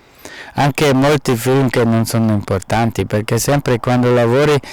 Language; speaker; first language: Italian; non-native, fluent; German